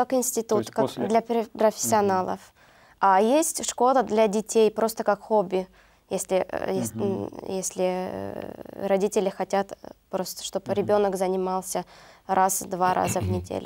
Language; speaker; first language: Russian; non-native, learner; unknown